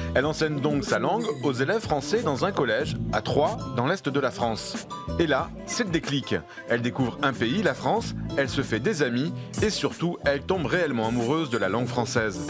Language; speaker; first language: French; native; French